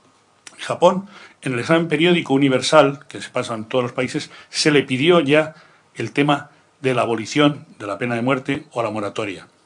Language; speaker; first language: Spanish; native; Spanish